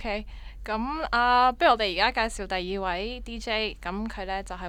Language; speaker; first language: Chinese; native; Chinese